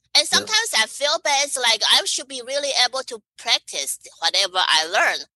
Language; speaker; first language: English; non-native, fluent; Chinese